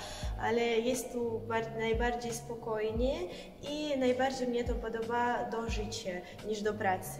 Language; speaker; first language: Polish; non-native, learner; Russian